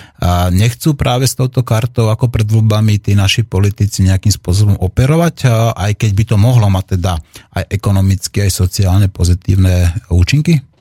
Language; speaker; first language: Slovak; native; Slovak